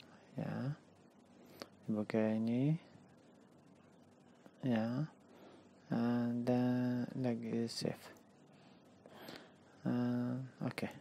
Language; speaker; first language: Indonesian; non-native, learner; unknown